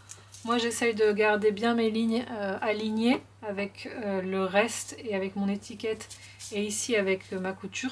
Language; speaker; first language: French; native; French